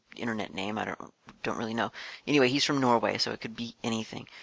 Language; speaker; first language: English; native; English